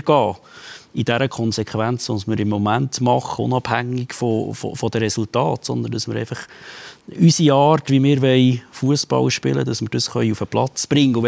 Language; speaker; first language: German; native; German